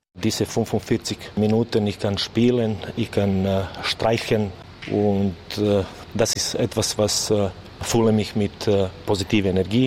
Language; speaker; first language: German; non-native, learner; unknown